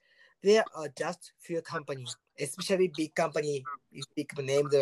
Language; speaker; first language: English; non-native, learner; Japanese